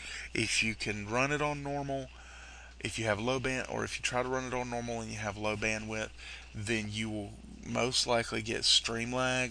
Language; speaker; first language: English; native; English